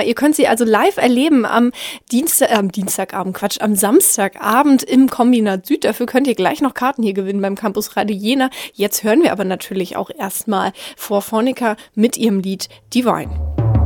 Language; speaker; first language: German; native; German